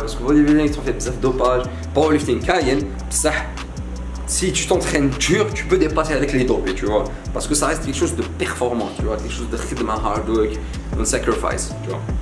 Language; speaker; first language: French; non-native, local second language; Arabic